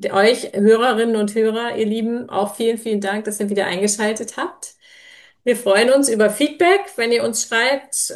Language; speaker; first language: German; native; German